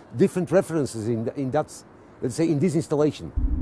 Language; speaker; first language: English; non-native, fluent; Dutch